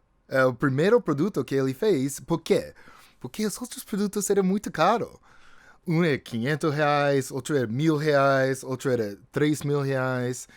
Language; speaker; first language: Portuguese; non-native, fluent; English